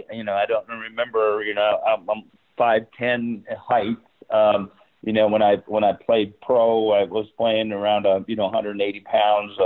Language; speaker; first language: English; native; English